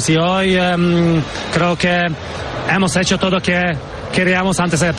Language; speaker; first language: Spanish; non-native, learner; Polish